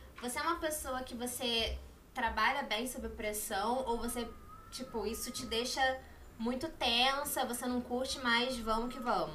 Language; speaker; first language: Portuguese; native; Portuguese